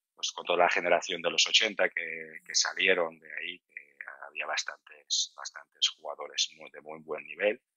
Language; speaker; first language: Spanish; non-native, fluent; Georgian